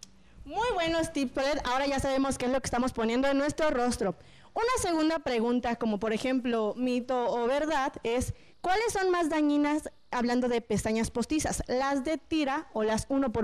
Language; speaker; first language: Spanish; native; Spanish